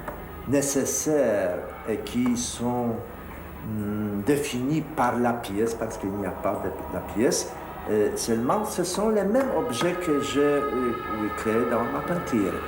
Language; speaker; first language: French; non-native, fluent; Polish